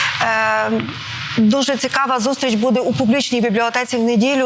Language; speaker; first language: Ukrainian; native; Ukrainian